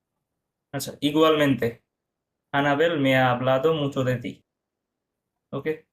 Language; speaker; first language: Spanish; non-native, fluent; Bangla